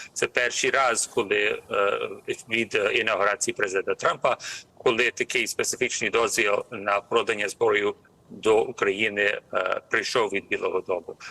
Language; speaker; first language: Ukrainian; early bilingual, heritage; Ukrainian